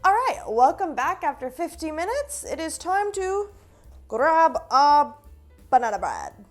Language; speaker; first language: English; native; English